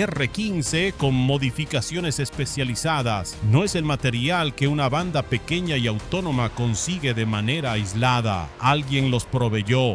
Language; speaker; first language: Spanish; native; Spanish